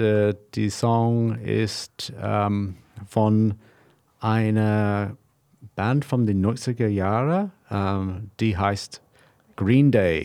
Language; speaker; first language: German; non-native, learner; English